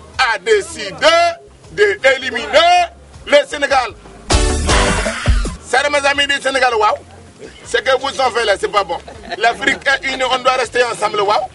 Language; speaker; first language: French; non-native, local second language; Bambara